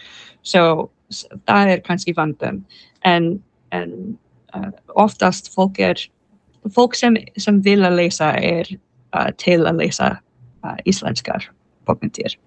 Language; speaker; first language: Icelandic; non-native, learner; English